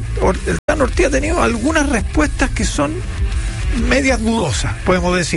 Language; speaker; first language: Spanish; native; Spanish